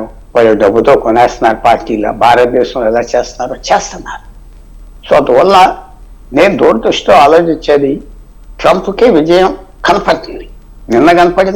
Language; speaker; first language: Telugu; native; Telugu